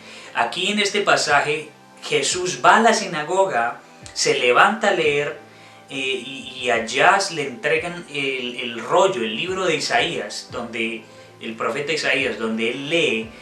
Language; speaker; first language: Spanish; native; Spanish